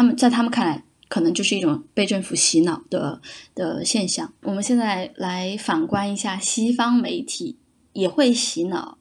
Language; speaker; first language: Chinese; native; Chinese